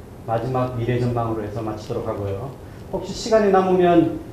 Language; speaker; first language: Korean; native; Korean